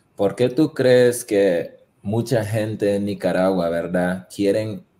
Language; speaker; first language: Spanish; native; Spanish